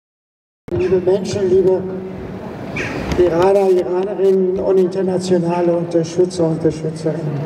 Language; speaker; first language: German; non-native, fluent; Persian